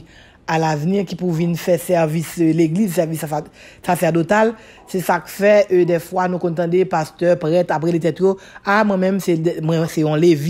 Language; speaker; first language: French; non-native, local second language; Haitian Creole